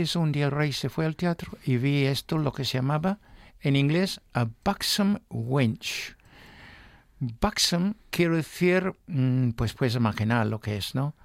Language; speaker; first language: Spanish; non-native, fluent; English